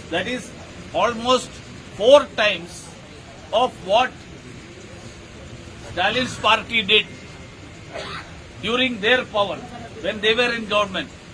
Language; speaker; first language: English; non-native, local second language; Malayalam